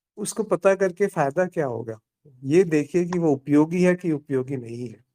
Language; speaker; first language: Hindi; native; Hindi